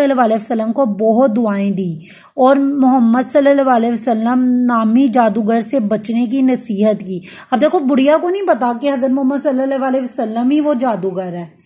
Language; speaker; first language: Urdu; non-native, local second language; Punjabi